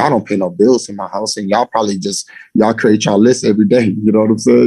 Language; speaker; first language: English; native; English